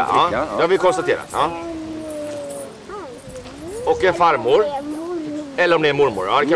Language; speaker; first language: Swedish; native; Swedish